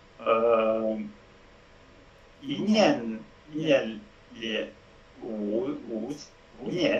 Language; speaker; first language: Chinese; non-native, learner; French